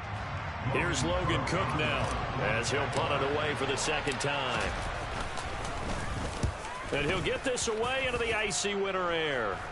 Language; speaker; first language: English; native; English